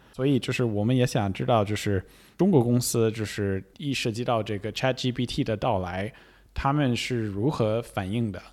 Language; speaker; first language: Chinese; non-native, fluent; English